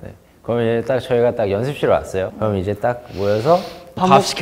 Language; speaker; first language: Korean; native; Korean